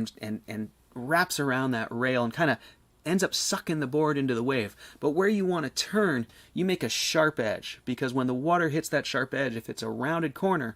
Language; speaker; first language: English; native; English